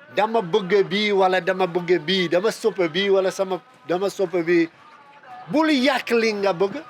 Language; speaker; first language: Wolof; non-native, fluent; English